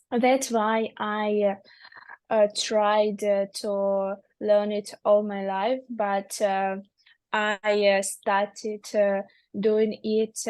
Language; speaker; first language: English; non-native, learner; Russian